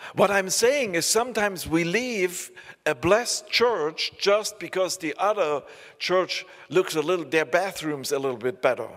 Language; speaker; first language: English; non-native, fluent; German